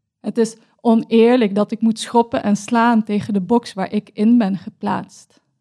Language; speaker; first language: Dutch; early bilingual, other home language; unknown